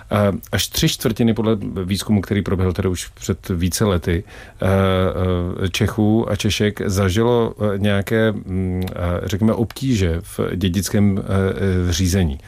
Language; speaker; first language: Czech; native; Czech